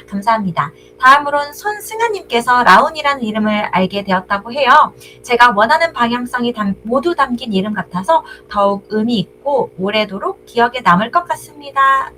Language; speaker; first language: Korean; native; Korean